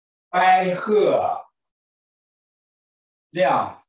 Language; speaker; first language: Chinese; native; Chinese